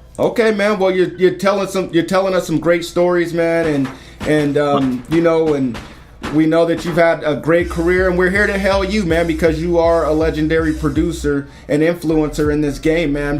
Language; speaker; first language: English; native; English